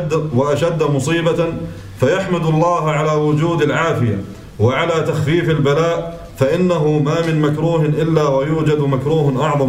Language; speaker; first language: Arabic; native; Arabic